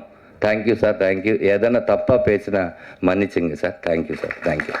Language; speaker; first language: Tamil; non-native, learner; Telugu